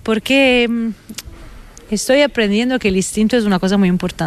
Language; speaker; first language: Spanish; non-native, fluent; Italian